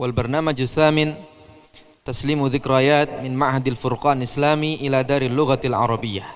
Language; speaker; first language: Arabic; non-native, fluent; Indonesian